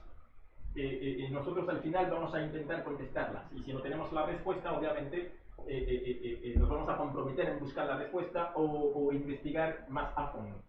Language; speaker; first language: Spanish; non-native, fluent; Haitian Creole